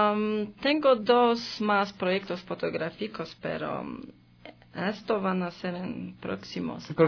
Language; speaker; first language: Spanish; non-native, learner; Polish